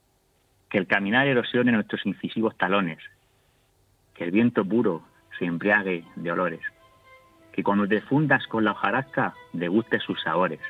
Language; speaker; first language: Spanish; native; Spanish